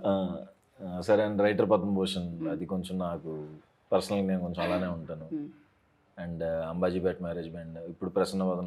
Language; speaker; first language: Telugu; native; Telugu